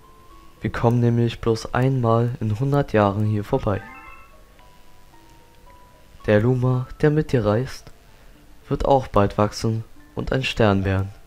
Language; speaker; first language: German; native; German